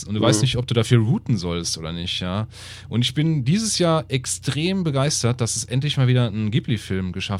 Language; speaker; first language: German; native; German